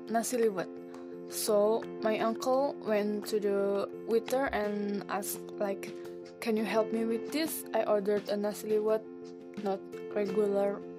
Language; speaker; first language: English; non-native, learner; Indonesian